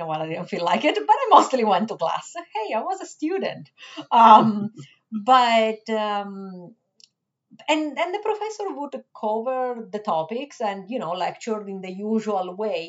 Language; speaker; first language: English; non-native, fluent; Italian